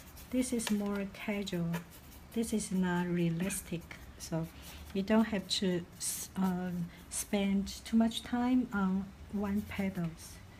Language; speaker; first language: English; non-native, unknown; Chinese